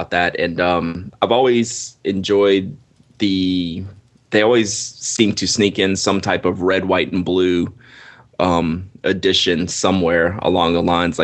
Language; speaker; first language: English; native; English